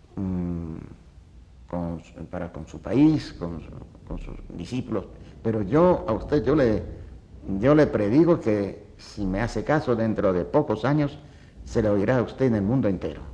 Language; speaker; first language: Spanish; early bilingual, other home language; Polish